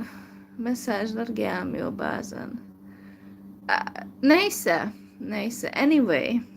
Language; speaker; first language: Turkish; non-native, fluent; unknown